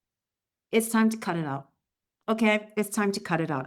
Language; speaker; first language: English; native; English